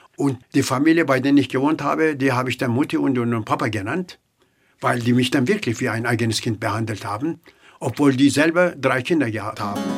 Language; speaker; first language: German; non-native, fluent; Turkish